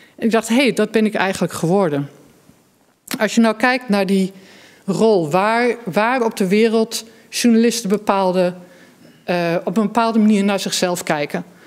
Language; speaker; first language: Dutch; native; Dutch